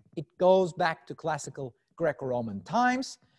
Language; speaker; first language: English; non-native, fluent; Turkish